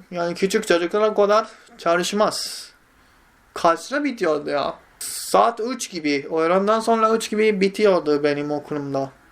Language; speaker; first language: Turkish; non-native, fluent; Japanese